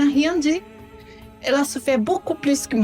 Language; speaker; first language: French; non-native, learner; Portuguese